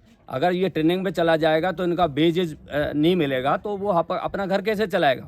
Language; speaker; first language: Hindi; native; Hindi